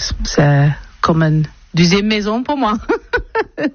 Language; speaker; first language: French; non-native, learner; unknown